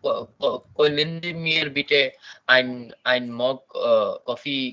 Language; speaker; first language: German; non-native, learner; Bangla